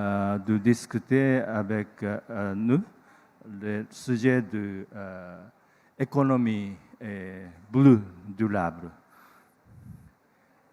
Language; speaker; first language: French; non-native, learner; Japanese